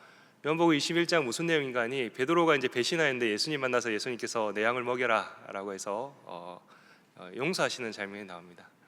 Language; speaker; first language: Korean; native; Korean